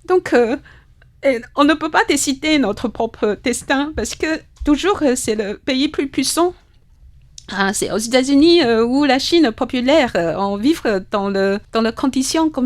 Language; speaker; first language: French; non-native, fluent; Chinese